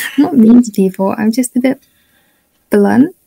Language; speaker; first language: English; native; English